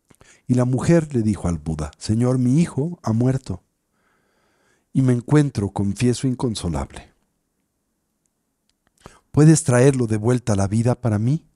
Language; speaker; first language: Spanish; native; Spanish